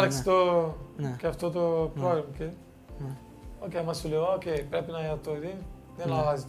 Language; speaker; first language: Greek; non-native, fluent; Portuguese